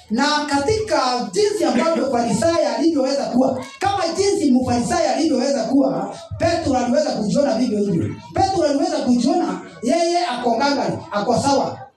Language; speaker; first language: Swahili; non-native, local second language; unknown